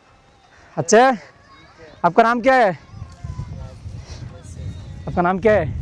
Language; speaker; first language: Hindi; non-native, learner; Bangla